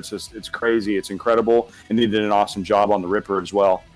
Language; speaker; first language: English; native; English